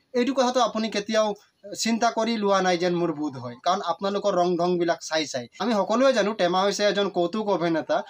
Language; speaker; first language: Assamese; non-native, local second language; Sadri